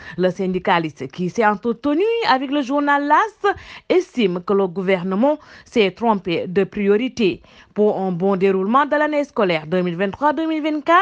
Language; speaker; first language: French; non-native, local second language; Wolof